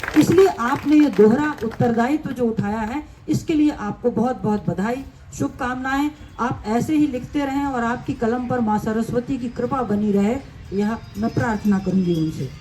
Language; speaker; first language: Hindi; native; Hindi